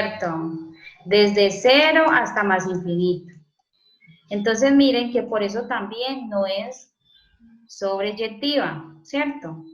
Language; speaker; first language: Spanish; native; Spanish